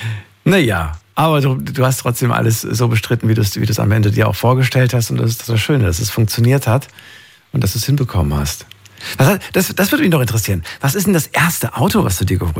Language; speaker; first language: German; native; German